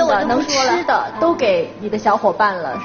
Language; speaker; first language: Chinese; native; Chinese